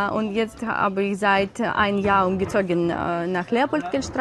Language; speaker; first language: German; non-native, learner; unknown